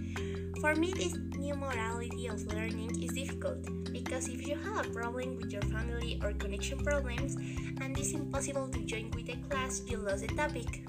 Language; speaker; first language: English; non-native, learner; Spanish